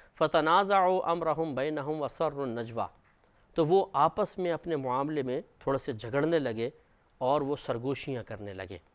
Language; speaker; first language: Urdu; native; Urdu